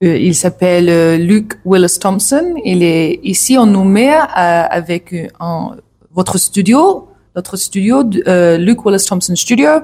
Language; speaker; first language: French; non-native, learner; English